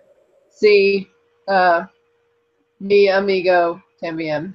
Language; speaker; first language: Spanish; non-native, learner; English